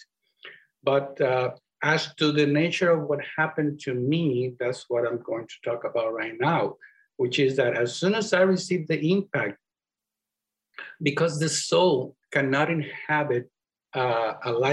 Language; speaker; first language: English; non-native, fluent; Spanish